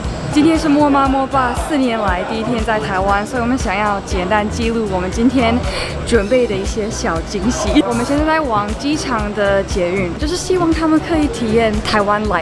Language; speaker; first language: Chinese; non-native, fluent; English